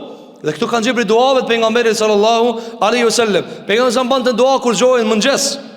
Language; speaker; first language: Albanian; native; Albanian